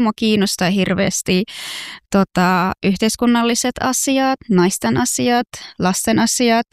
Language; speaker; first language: Finnish; non-native, fluent; Persian